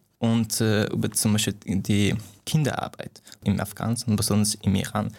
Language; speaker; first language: German; non-native, fluent; Persian